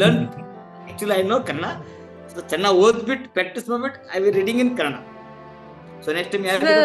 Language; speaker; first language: Kannada; non-native, local second language; Gujarati